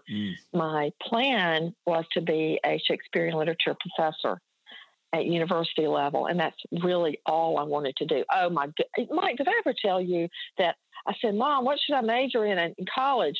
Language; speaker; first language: English; native; English